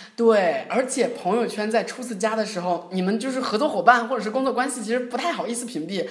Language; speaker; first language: Chinese; native; Chinese